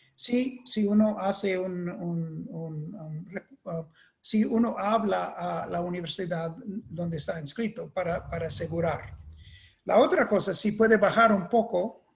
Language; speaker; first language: Spanish; non-native, fluent; English